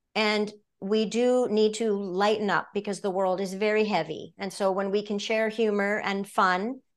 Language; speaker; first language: English; native; English